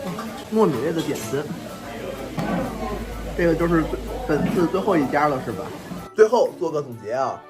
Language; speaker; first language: Chinese; native; Chinese